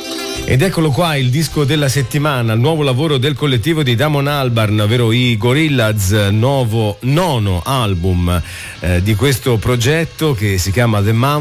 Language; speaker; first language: Italian; native; Italian